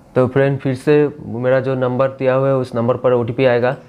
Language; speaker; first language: Hindi; non-native, local second language; Bangla